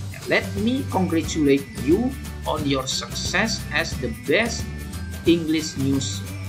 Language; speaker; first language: English; non-native, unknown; Indonesian